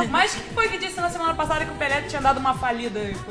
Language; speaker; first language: Portuguese; native; Portuguese